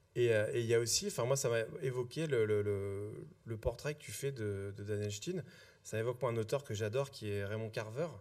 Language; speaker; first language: French; native; French